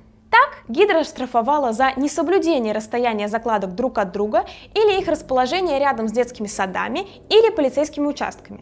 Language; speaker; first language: Russian; native; Russian